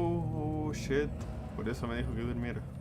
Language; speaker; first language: Spanish; native; Spanish